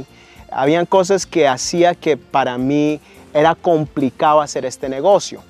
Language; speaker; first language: Spanish; early bilingual, heritage; Spanish